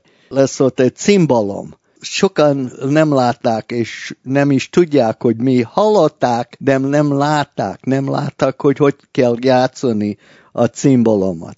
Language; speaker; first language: Hungarian; early bilingual, heritage; Hungarian